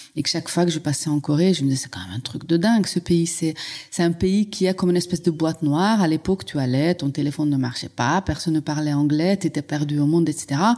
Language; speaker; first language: French; non-native, fluent; Hungarian